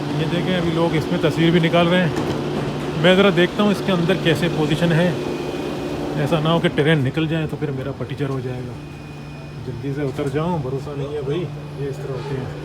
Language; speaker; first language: Urdu; native; Urdu